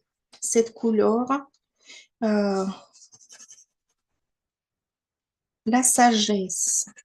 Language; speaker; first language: French; non-native, fluent; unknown